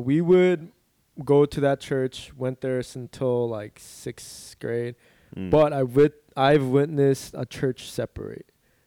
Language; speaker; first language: English; early bilingual, other home language; Korean